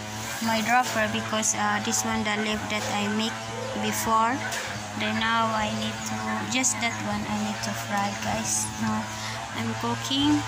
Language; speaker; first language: English; non-native, learner; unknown